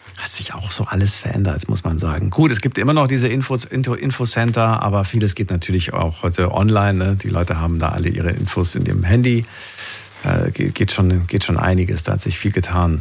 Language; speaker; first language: German; native; German